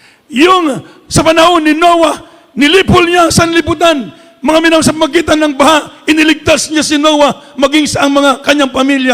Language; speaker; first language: Filipino; non-native, local second language; Cebuano